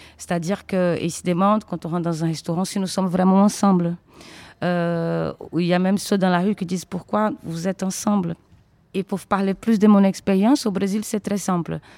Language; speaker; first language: French; non-native, fluent; Portuguese